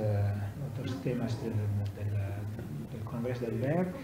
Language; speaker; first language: Spanish; non-native, learner; Italian